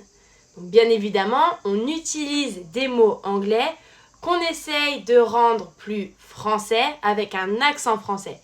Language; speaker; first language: French; native; French